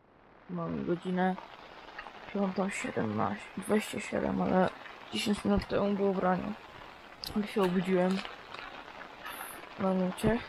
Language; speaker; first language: Polish; native; Polish